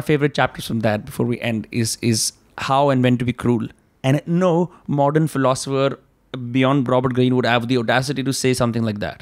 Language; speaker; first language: English; non-native, local second language; Hindi